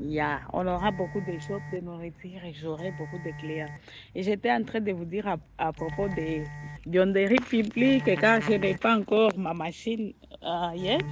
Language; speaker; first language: French; non-native, local second language; Swahili